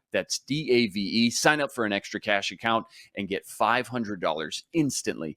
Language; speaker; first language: English; native; English